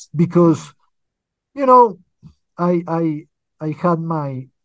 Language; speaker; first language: English; early bilingual, other home language; Spanish